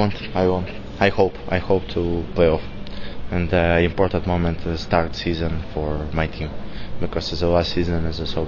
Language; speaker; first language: English; non-native, learner; Russian